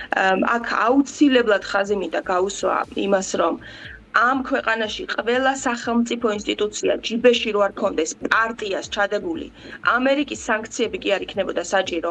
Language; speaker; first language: Georgian; native; Georgian